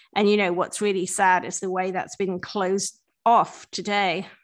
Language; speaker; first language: English; native; English